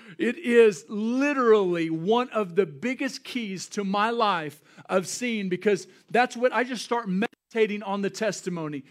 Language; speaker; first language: English; native; English